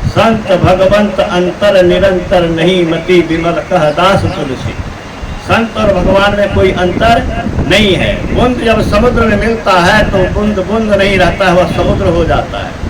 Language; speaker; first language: Hindi; native; Hindi